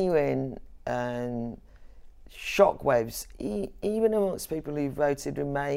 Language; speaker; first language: English; native; English